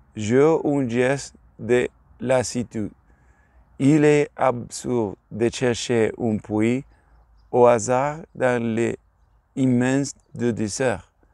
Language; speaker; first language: French; non-native, learner; Spanish